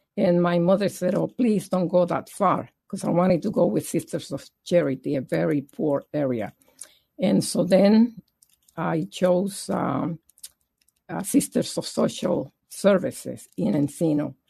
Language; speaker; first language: English; non-native, fluent; Spanish